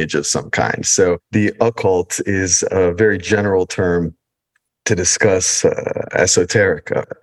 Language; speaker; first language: English; early bilingual, other home language; Spanish